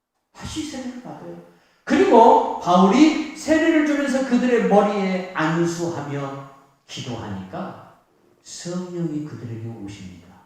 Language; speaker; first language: Korean; native; Korean